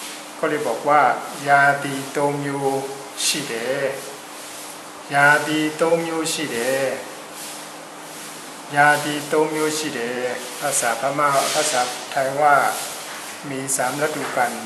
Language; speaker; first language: Thai; non-native, fluent; Burmese